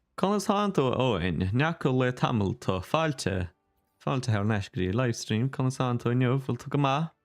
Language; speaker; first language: Irish; native; Irish